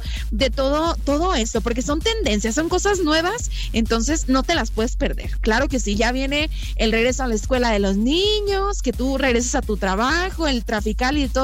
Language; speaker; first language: Spanish; native; Spanish